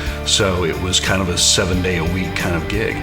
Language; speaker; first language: English; native; English